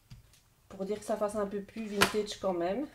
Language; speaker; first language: French; native; French